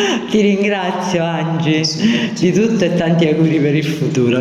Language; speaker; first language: Italian; native; Italian